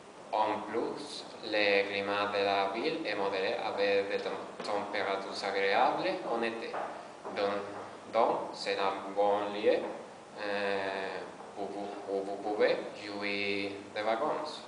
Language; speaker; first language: French; non-native, learner; Spanish